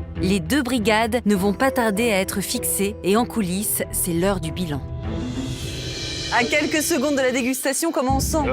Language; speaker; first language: French; native; French